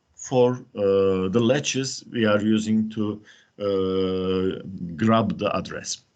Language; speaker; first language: English; non-native, fluent; Turkish